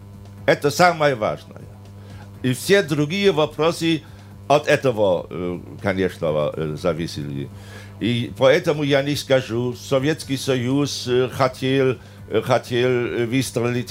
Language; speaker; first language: Russian; non-native, fluent; German